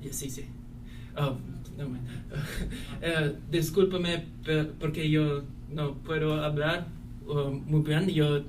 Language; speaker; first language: Spanish; non-native, learner; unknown